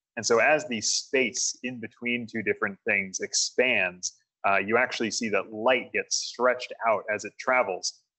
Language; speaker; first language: English; native; English